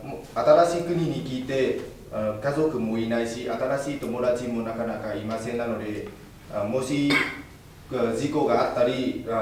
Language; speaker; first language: Japanese; non-native, fluent; Vietnamese